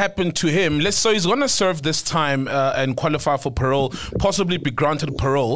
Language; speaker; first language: English; non-native, local second language; Zulu